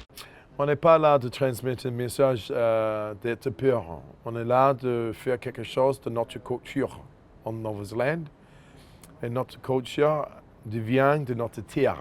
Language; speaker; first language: French; non-native, fluent; English